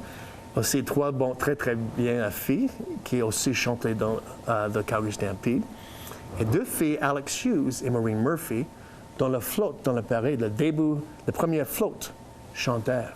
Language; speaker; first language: French; non-native, learner; English